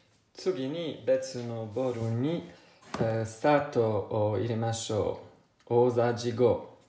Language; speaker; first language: Japanese; non-native, learner; Italian